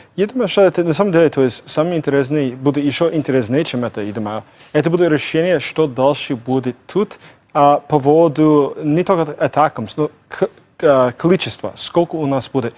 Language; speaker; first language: Russian; non-native, fluent; English